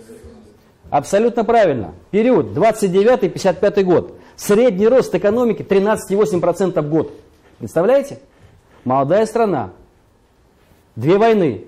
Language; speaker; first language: Russian; native; Russian